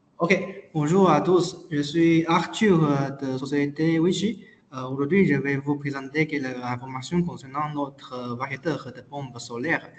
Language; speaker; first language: French; non-native, learner; Chinese